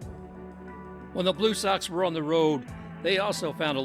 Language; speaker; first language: English; native; English